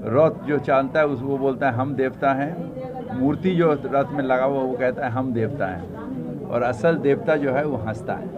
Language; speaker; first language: Hindi; non-native, local second language; Bangla